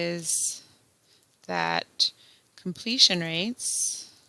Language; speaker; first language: English; native; English